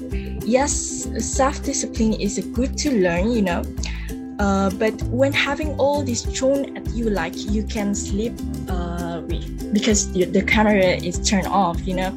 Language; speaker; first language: English; non-native, local second language; Malay